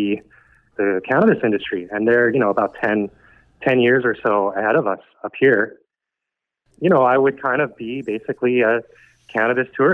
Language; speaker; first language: English; native; English